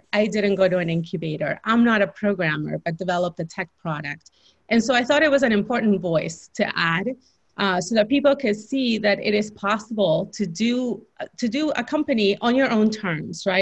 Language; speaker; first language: English; non-native, fluent; Spanish